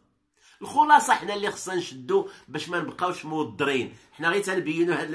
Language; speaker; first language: Arabic; native; Arabic